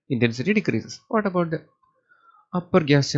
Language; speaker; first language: English; non-native, local second language; Malayalam